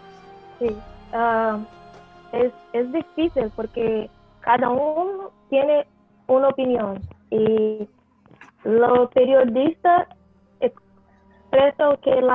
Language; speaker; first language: Spanish; non-native, learner; Portuguese